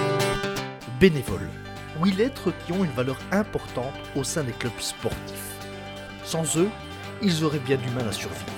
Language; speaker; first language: French; native; French